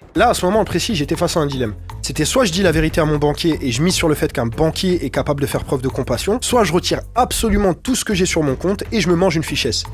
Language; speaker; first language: French; non-native, local second language; Arabic